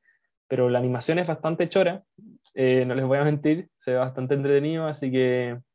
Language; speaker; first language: Spanish; native; Spanish